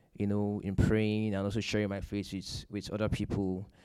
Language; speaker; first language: English; non-native, local second language; Yoruba